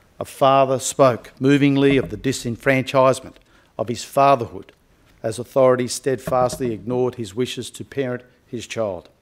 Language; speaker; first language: English; native; English